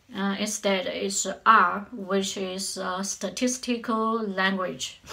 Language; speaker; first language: English; non-native, learner; Chinese